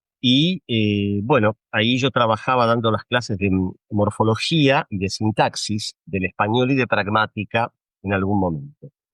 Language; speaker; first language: Spanish; native; Spanish